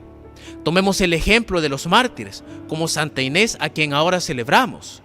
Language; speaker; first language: Spanish; native; Spanish